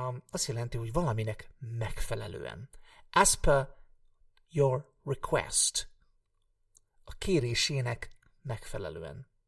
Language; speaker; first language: Hungarian; native; Hungarian